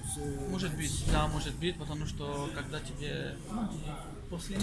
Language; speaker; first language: Russian; non-native, learner; French